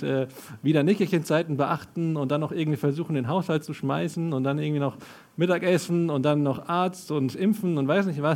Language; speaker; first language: German; native; German